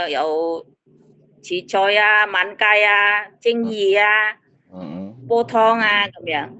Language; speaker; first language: Cantonese; non-native, learner; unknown